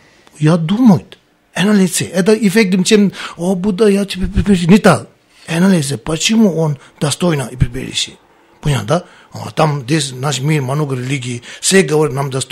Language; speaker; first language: Russian; non-native, learner; Tibetan